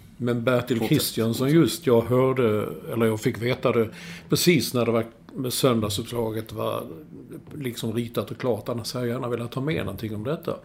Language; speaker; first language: Swedish; native; Swedish